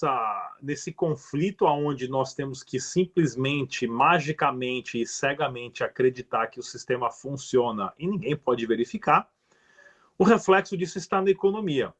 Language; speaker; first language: Portuguese; native; Portuguese